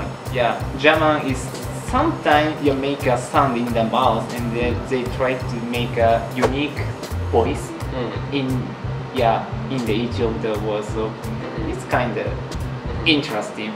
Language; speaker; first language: English; non-native, learner; Japanese